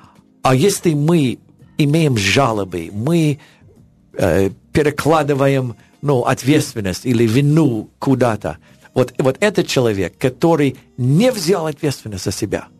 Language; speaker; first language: Russian; non-native, learner; English